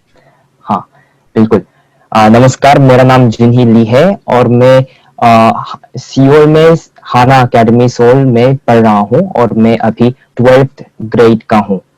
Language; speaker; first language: Hindi; non-native, fluent; Korean